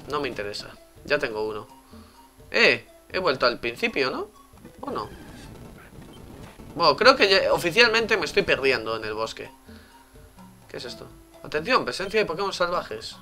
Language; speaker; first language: Spanish; native; Spanish